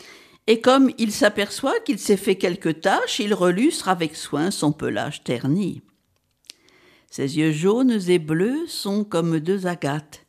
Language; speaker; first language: French; native; French